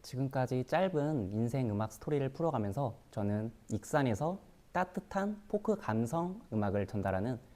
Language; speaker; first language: Korean; native; Korean